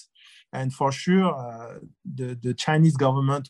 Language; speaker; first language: English; non-native, fluent; French